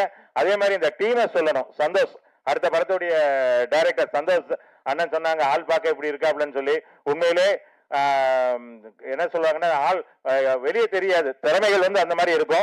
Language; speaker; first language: Tamil; native; Tamil